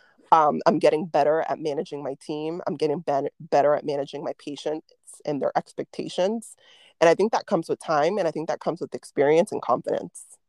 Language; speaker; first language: English; early bilingual, other home language; Spanish